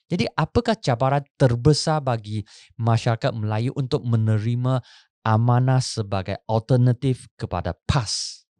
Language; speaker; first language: Malay; non-native, local second language; Chinese